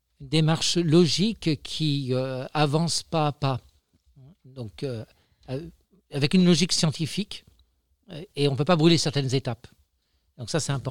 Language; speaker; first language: French; native; French